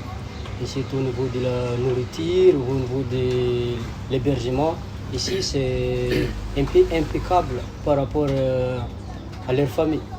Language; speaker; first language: French; non-native, local second language; Malagasy